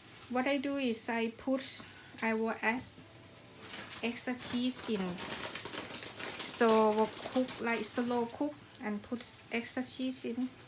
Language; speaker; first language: English; non-native, learner; Thai